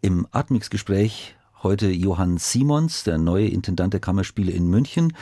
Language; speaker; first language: German; native; German